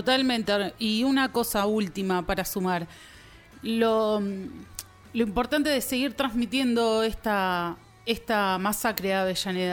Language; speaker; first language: Spanish; native; Spanish